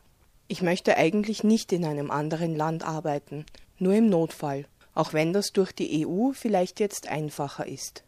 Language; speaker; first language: German; early bilingual, other home language; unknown